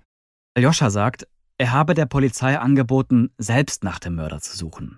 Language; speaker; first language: German; native; German